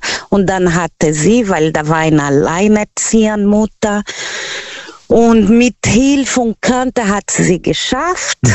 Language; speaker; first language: German; non-native, learner; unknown